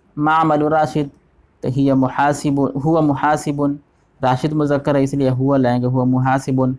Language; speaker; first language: Urdu; native; Urdu